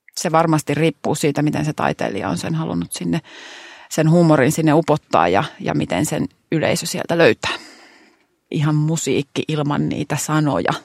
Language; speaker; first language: Finnish; native; Finnish